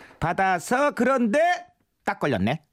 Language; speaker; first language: Korean; native; Korean